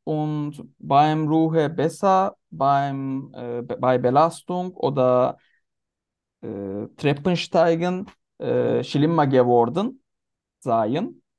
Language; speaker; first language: German; non-native, learner; Turkish